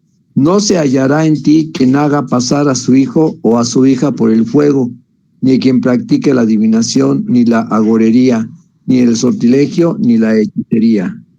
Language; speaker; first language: Spanish; native; Spanish